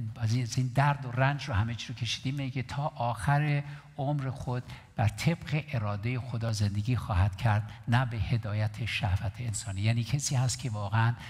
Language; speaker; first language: Persian; non-native, local second language; Armenian